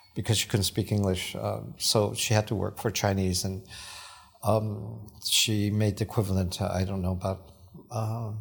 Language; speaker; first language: English; early bilingual, other home language; Cantonese